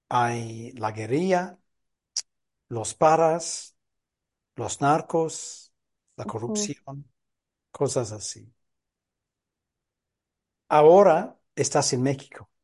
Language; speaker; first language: Spanish; non-native, fluent; English